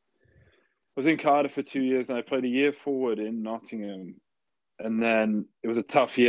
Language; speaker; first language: English; native; English